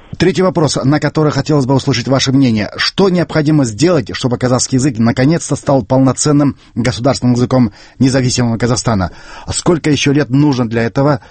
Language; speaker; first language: Russian; non-native, local second language; Kazakh